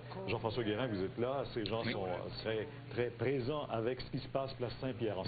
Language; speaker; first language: French; native; French